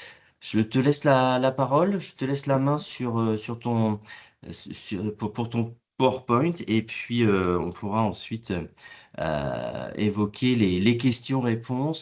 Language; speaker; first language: French; native; French